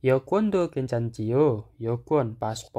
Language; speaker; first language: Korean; non-native, fluent; Indonesian